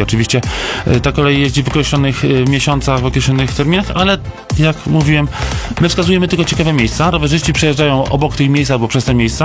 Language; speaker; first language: Polish; native; Polish